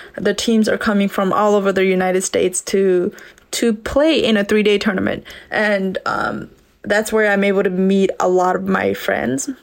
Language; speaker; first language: English; early bilingual, other home language; S'gaw Karen